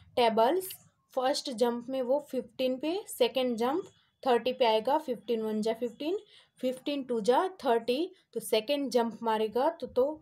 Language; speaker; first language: Hindi; non-native, local second language; Gujarati